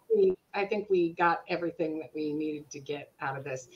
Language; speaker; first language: English; native; English